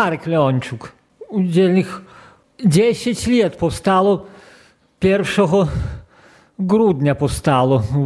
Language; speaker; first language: Polish; non-native, local second language; Belarusian